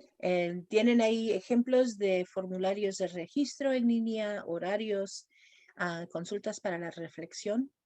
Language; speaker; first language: Spanish; non-native, fluent; English